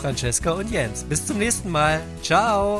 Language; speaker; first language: German; native; German